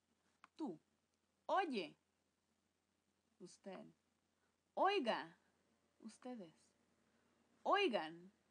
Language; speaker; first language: Spanish; non-native, fluent; English